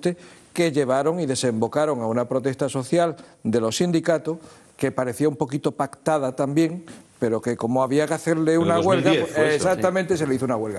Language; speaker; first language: Spanish; native; Spanish